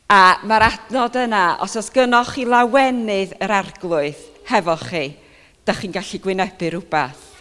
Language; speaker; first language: Welsh; native; Welsh